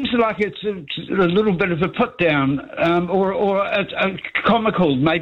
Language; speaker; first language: English; native; English